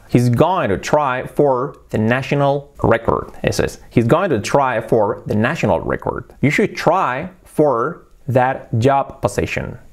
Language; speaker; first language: English; non-native, fluent; Spanish